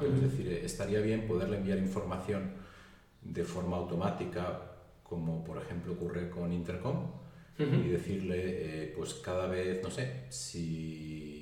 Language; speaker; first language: Spanish; native; Spanish